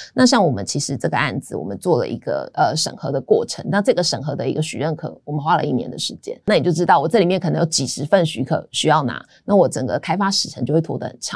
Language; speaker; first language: Chinese; native; Chinese